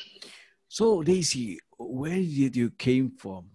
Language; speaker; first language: English; non-native, learner; Indonesian